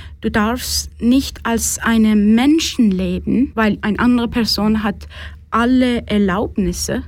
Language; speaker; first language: German; non-native, fluent; Persian